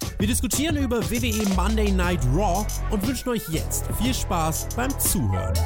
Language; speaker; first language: German; native; German